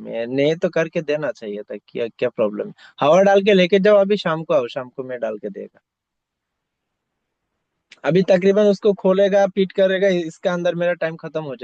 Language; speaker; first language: Hindi; non-native, local second language; Bangla